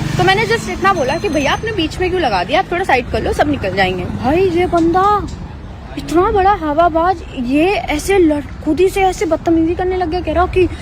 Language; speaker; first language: Hindi; native; Hindi